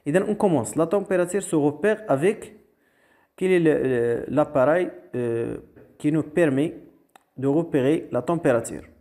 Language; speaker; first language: French; non-native, local second language; Arabic